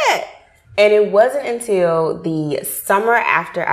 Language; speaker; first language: English; native; English